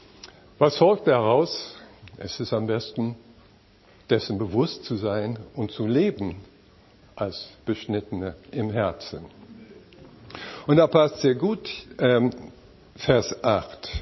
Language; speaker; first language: German; non-native, fluent; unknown